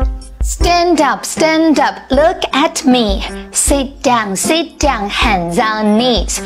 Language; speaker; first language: English; non-native, fluent; Chinese